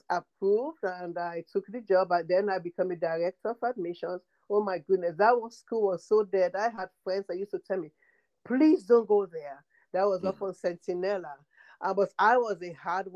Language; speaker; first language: English; non-native, local second language; Krio